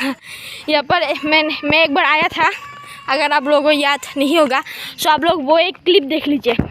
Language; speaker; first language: Hindi; non-native, local second language; Assamese